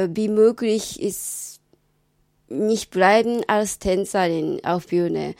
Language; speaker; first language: German; non-native, learner; Japanese